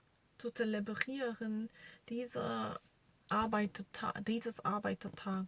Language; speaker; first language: German; non-native, learner; Korean